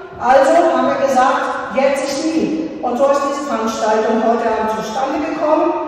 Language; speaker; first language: German; non-native, fluent; Greek